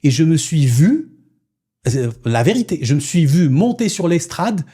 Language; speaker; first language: French; non-native, local second language; Arabic